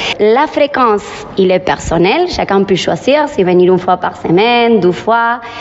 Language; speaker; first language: French; non-native, fluent; Spanish